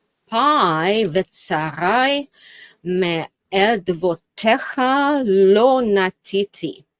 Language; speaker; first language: Hebrew; non-native, learner; English